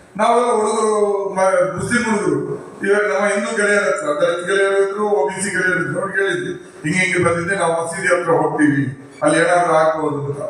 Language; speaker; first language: Kannada; non-native, local second language; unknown